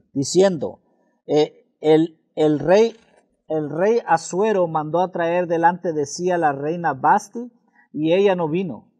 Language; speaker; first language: Spanish; early bilingual, heritage; Spanish